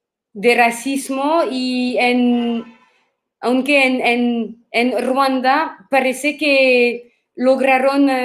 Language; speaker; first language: Spanish; non-native, fluent; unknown